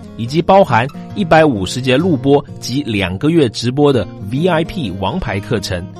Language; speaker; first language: Chinese; native; Chinese